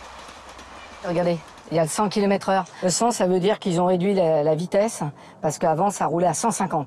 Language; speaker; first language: French; native; French